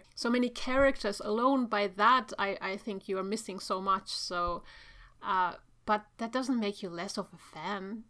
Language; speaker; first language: English; non-native, fluent; Czech